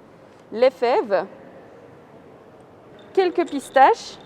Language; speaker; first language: French; native; French